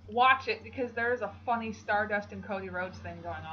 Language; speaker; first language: English; native; English